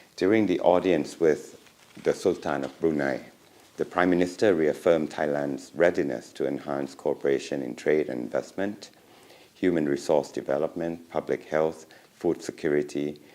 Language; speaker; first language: English; non-native, fluent; Thai